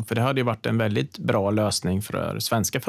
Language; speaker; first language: Swedish; native; Swedish